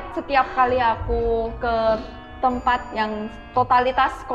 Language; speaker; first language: Indonesian; early bilingual, other home language; Korean